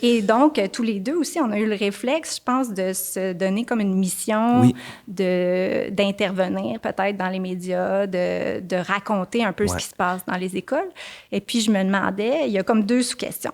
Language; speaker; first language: French; native; French